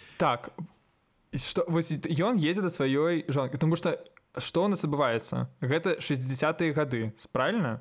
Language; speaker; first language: Belarusian; non-native, local second language; Russian